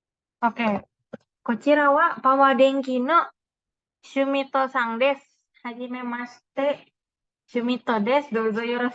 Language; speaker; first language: Japanese; non-native, fluent; Indonesian